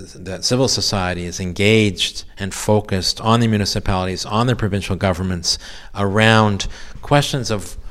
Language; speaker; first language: English; native; English